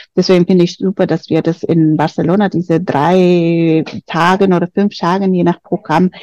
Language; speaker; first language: German; non-native, fluent; Spanish